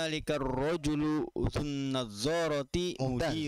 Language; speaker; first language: Arabic; non-native, learner; Indonesian